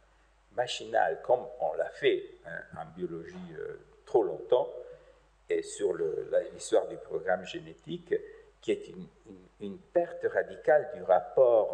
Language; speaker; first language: French; native; French